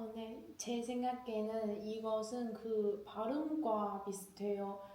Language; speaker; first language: Korean; non-native, learner; Chinese